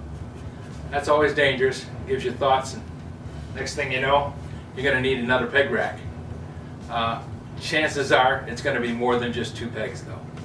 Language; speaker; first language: English; native; English